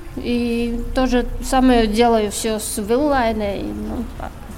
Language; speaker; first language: Russian; non-native, local second language; Latvian